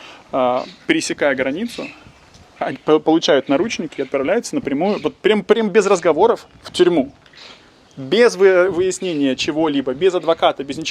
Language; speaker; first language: Russian; native; Russian